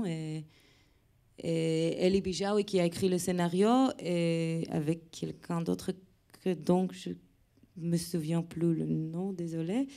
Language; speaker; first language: French; non-native, fluent; Hebrew